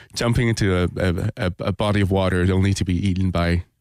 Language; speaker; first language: English; non-native, local second language; Cantonese